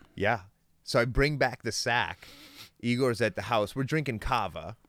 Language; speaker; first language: English; native; English